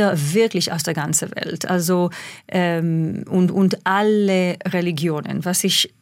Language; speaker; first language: German; non-native, fluent; Hebrew